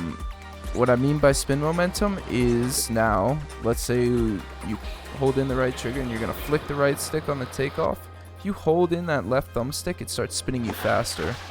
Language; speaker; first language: English; native; English